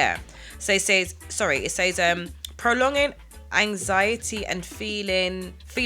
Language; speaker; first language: English; native; English